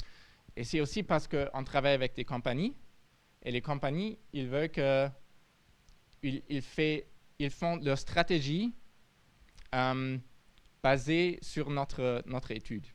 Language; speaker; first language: French; non-native, fluent; German